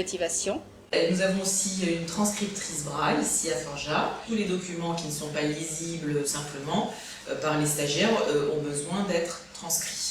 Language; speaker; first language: French; native; French